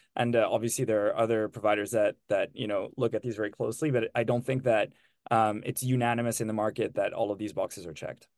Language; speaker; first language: English; non-native, fluent; French